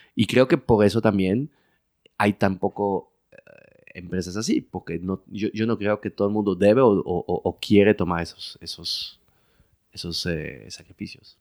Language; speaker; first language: Spanish; early bilingual, heritage; French